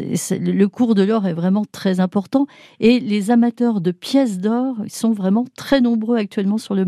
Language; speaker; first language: French; native; French